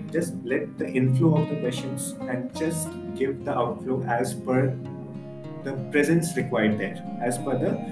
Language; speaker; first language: English; non-native, local second language; Hindi